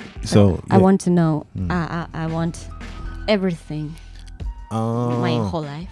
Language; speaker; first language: English; non-native, learner; Japanese